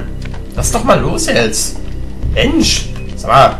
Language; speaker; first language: German; native; German